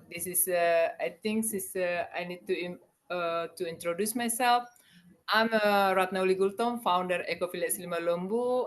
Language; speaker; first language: English; non-native, learner; Indonesian